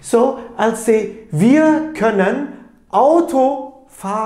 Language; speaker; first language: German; non-native, fluent; Turkish